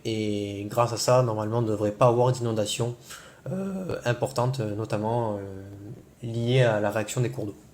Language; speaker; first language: French; native; French